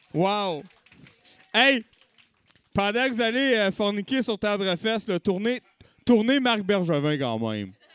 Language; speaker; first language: French; native; French